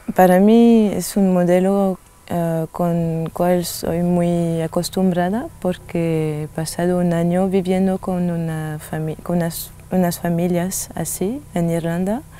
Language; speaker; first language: Spanish; non-native, fluent; French